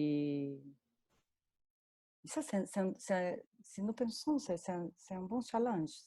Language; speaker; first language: French; non-native, fluent; Portuguese